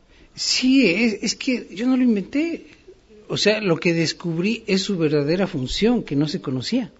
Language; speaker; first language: Spanish; native; Spanish